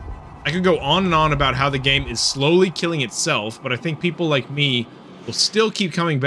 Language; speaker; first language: English; native; English